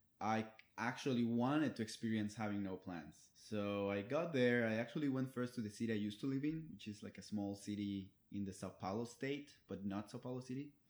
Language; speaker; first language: English; non-native, fluent; Spanish